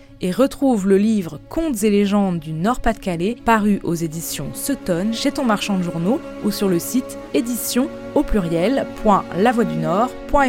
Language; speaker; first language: French; native; French